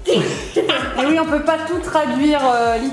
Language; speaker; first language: French; native; French